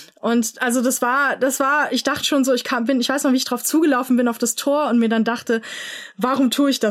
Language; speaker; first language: German; native; German